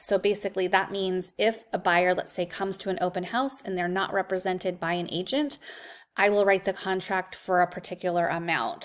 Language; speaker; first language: English; native; English